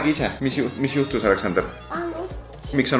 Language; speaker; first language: Estonian; native; Estonian